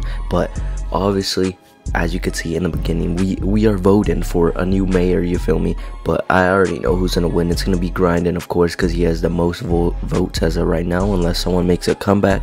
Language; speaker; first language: English; native; English